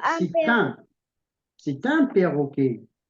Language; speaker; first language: French; non-native, local second language; Arabic